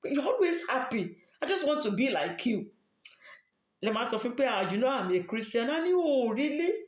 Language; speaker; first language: English; non-native, local second language; Yoruba